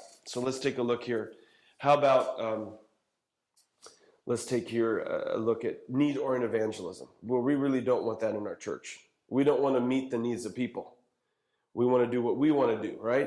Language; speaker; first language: English; native; English